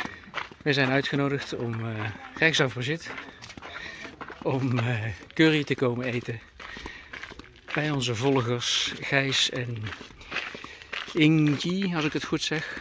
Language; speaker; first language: Dutch; native; Dutch